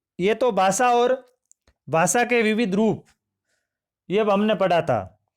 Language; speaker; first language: Hindi; native; Hindi